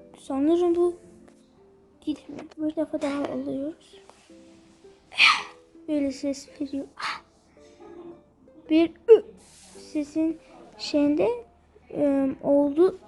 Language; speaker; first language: Turkish; early bilingual, heritage; Turkish